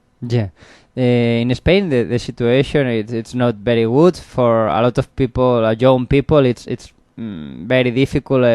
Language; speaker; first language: English; non-native, learner; Spanish